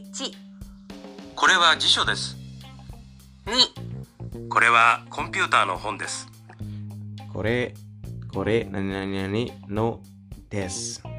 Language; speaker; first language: Japanese; non-native, fluent; Indonesian